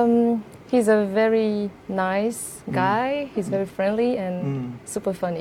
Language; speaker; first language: English; non-native, fluent; French